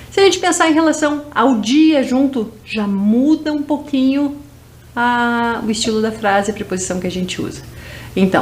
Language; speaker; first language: Portuguese; native; Portuguese